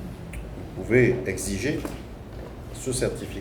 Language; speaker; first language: French; native; French